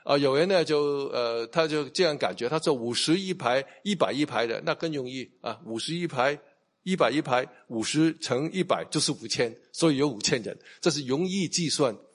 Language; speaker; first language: Chinese; non-native, local second language; Cantonese